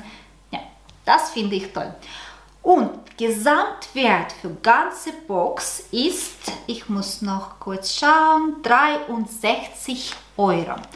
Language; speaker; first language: German; non-native, learner; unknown